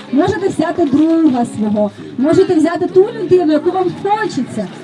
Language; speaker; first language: Ukrainian; native; Ukrainian